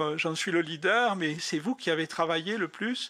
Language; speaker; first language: French; native; French